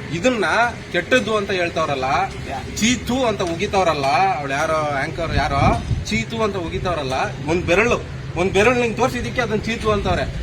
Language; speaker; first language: Kannada; native; Kannada